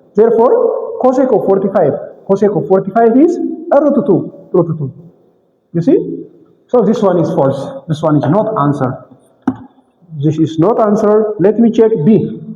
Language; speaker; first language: English; non-native, local second language; Amharic